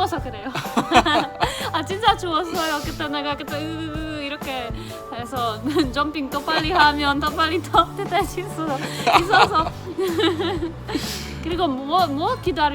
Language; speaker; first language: Korean; non-native, fluent; Polish